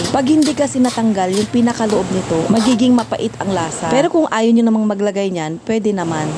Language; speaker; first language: Filipino; non-native, local second language; Iloko